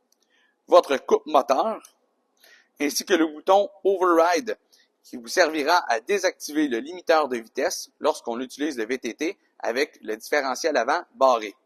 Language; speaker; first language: French; native; French